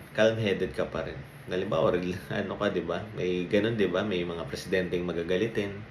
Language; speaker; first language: Filipino; native; Filipino